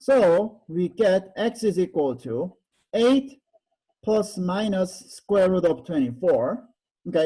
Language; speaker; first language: English; non-native, fluent; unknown